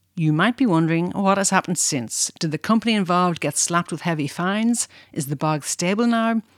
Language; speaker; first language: English; native; English